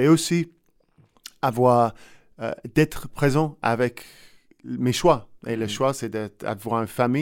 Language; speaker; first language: French; non-native, learner; English